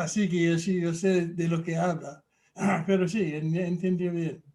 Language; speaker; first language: Spanish; non-native, fluent; English